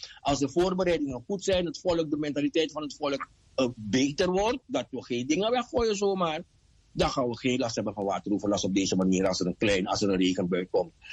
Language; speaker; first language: Dutch; native; Dutch